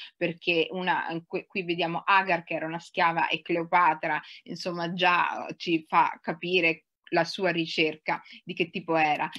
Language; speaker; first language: Italian; early bilingual, other home language; Somali